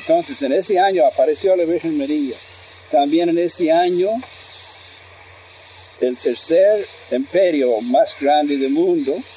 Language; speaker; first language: Spanish; non-native, fluent; English